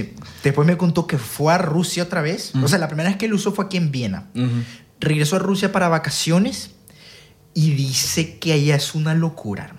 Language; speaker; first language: Spanish; native; Spanish